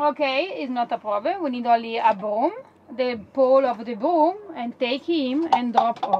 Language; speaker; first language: English; non-native, learner; Italian